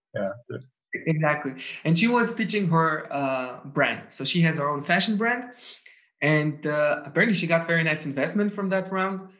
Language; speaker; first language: English; non-native, fluent; Russian